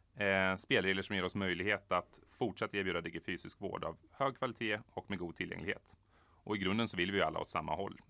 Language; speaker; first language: Swedish; native; Swedish